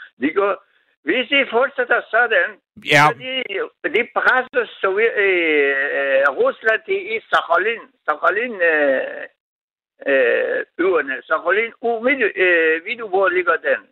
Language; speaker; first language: Danish; non-native, learner; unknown